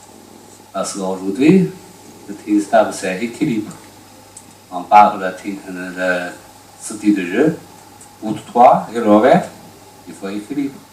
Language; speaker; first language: French; non-native, learner; Chinese